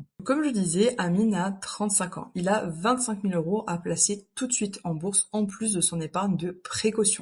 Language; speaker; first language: French; native; French